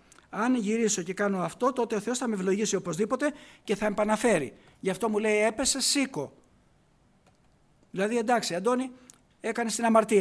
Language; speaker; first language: Greek; native; Greek